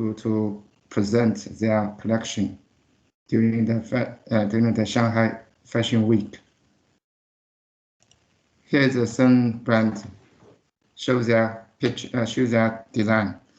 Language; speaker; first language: English; non-native, learner; Chinese